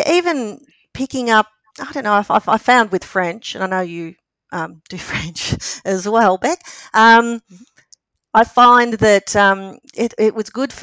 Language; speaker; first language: English; native; English